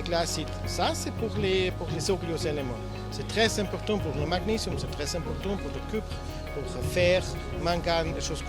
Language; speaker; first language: French; non-native, learner; German